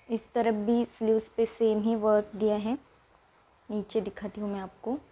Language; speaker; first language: Hindi; native; Hindi